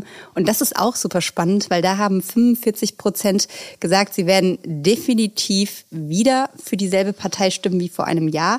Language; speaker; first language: German; native; German